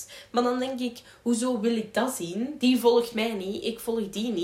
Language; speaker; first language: Dutch; native; Dutch